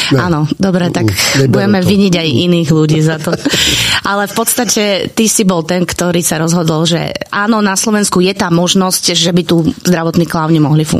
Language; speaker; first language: Slovak; native; Slovak